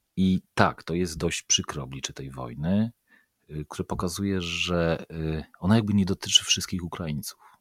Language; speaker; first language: Polish; native; Polish